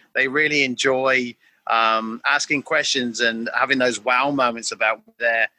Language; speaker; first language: English; native; English